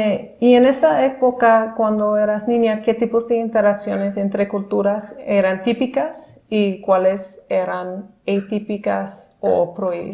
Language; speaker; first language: Spanish; non-native, fluent; English